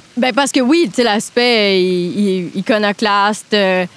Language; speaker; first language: French; native; French